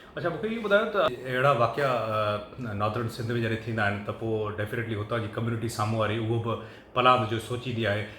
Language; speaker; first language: Sindhi; native; Sindhi